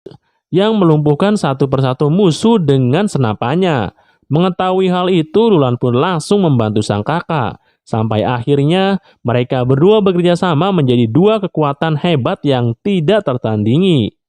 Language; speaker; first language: Indonesian; native; Indonesian